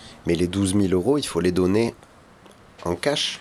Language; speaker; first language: French; native; French